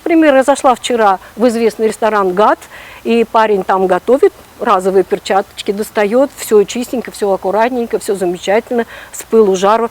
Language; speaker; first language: Russian; non-native, local second language; Ukrainian